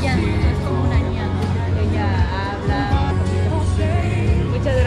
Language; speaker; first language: Spanish; native; Spanish